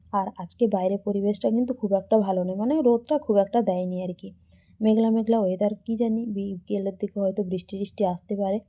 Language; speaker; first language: Bangla; non-native, local second language; Santali